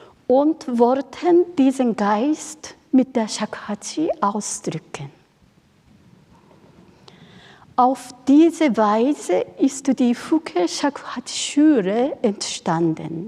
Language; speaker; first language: German; non-native, fluent; Japanese